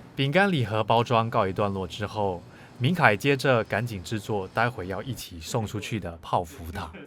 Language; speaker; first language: Chinese; native; Chinese